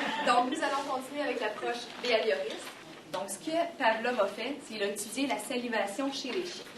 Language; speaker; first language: French; native; French